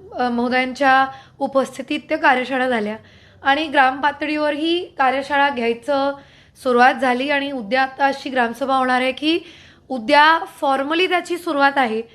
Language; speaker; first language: Marathi; non-native, fluent; Hindi